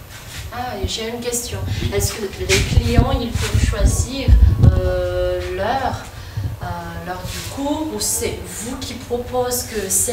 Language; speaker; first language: French; non-native, local second language; Malagasy